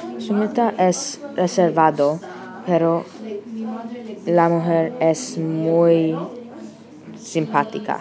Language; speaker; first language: Spanish; non-native, learner; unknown